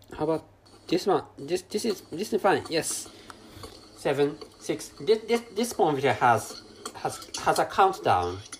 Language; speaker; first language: English; non-native, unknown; Japanese